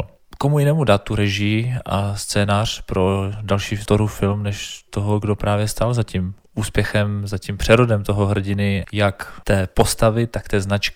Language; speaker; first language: Czech; native; Czech